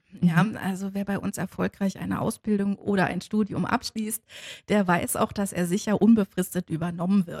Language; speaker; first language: German; native; German